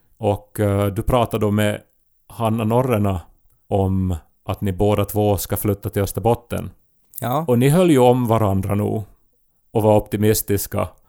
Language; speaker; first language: Swedish; native; Swedish